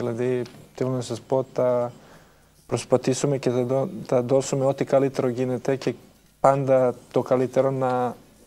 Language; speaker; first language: Greek; non-native, fluent; Serbian